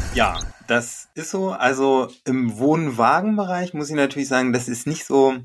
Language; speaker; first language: German; native; German